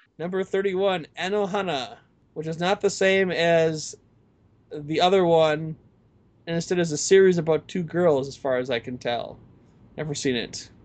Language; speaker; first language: English; native; English